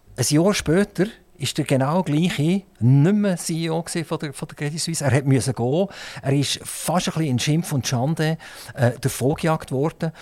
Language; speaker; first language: German; native; German